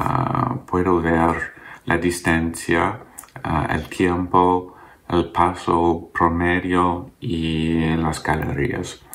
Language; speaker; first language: Spanish; non-native, learner; English